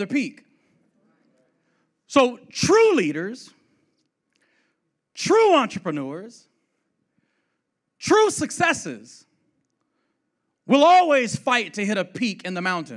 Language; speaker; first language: English; native; English